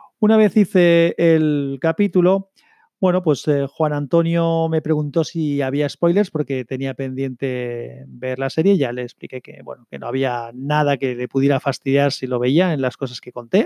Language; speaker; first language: Spanish; native; Spanish